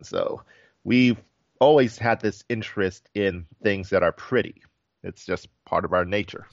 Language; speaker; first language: English; native; English